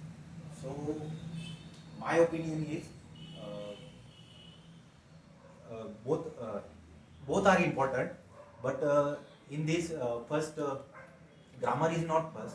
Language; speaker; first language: English; non-native, local second language; Marathi